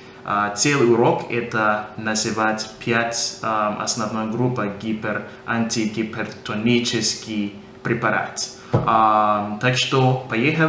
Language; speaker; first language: Russian; non-native, fluent; English